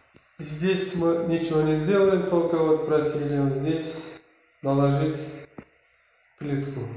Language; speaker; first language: Russian; non-native, learner; Uzbek